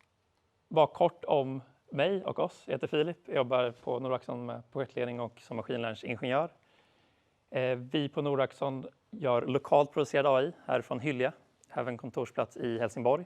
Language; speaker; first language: Swedish; native; Swedish